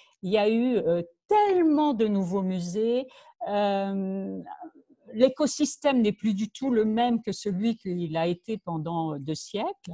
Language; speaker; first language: French; native; French